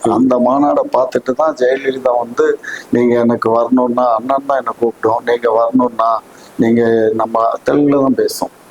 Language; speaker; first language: Tamil; non-native, local second language; Telugu